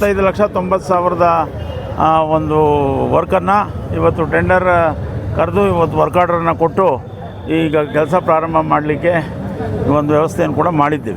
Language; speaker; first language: Kannada; native; Kannada